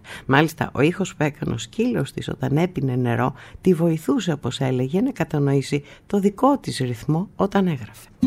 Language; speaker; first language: Greek; native; Greek